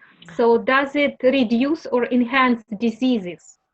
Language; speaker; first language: English; non-native, learner; Russian